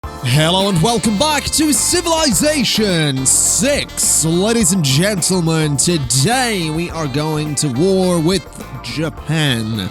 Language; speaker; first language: English; native; English